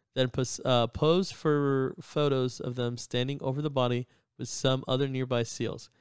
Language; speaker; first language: English; native; English